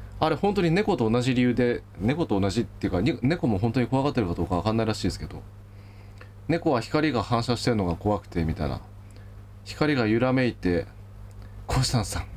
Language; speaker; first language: Japanese; native; Japanese